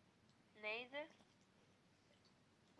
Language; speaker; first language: German; non-native, learner; Macedonian